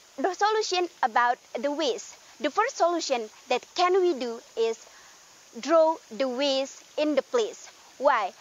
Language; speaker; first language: English; non-native, learner; Indonesian